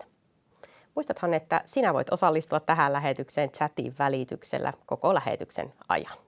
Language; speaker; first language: Finnish; native; Finnish